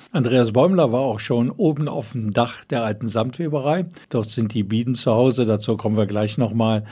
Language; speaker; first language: German; native; German